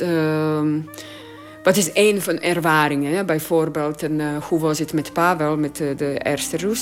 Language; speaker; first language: Dutch; non-native, learner; Croatian